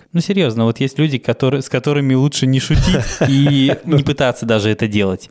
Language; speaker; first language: Russian; native; Russian